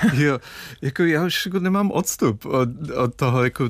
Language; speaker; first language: Czech; non-native, fluent; English